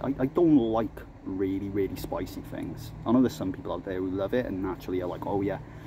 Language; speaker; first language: English; native; English